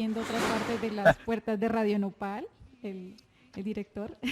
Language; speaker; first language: Spanish; native; Spanish